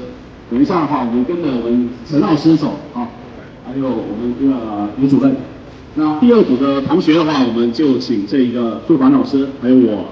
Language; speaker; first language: Chinese; native; Chinese